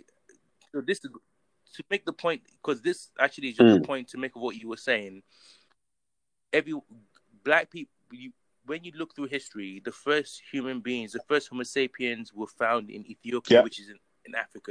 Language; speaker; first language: English; non-native, local second language; Yoruba